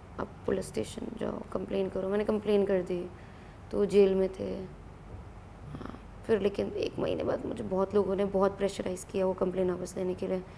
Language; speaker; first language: Hindi; native; Hindi